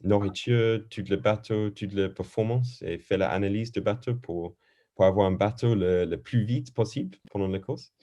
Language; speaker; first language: French; non-native, learner; English